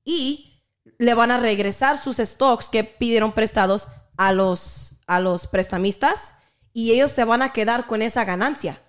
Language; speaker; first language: Spanish; early bilingual, heritage; Spanish